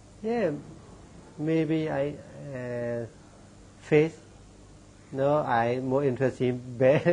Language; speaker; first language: English; non-native, learner; Burmese